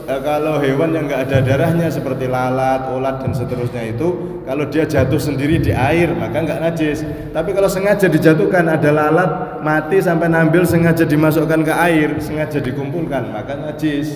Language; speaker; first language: Indonesian; non-native, local second language; Javanese